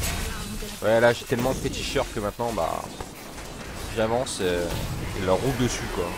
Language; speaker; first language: French; native; French